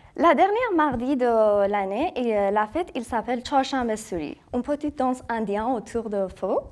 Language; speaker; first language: French; non-native, fluent; Persian